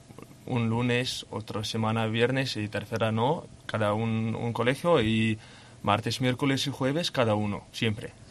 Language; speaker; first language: Spanish; non-native, learner; Lithuanian